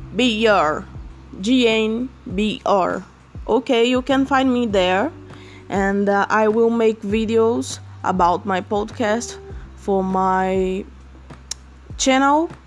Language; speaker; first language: English; non-native, learner; Portuguese